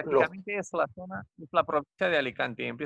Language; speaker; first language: Spanish; non-native, fluent; Romanian